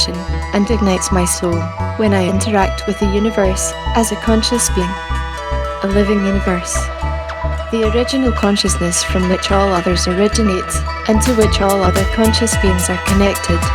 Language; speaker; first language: English; native; English